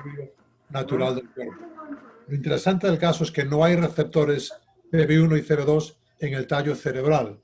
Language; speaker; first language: Spanish; native; Spanish